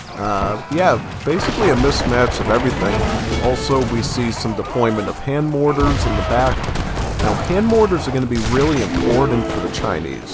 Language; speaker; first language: English; native; English